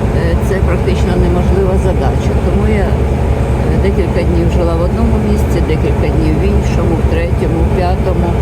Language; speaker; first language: Ukrainian; native; Ukrainian